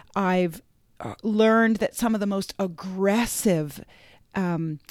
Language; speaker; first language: English; native; English